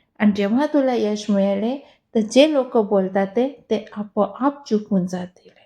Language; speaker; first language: Marathi; non-native, local second language; Hindi